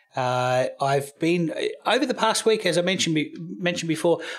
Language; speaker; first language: English; native; English